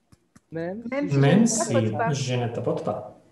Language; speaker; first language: French; non-native, fluent; Italian